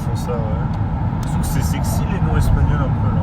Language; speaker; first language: French; native; French